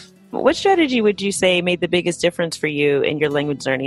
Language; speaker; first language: English; native; English